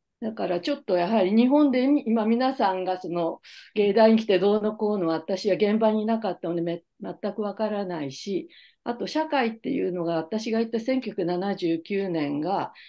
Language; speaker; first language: Japanese; native; Japanese